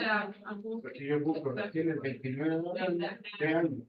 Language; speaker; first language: Spanish; non-native, learner; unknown